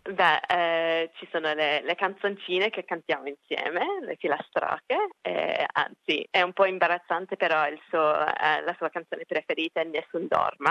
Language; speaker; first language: Italian; early bilingual, heritage; Italian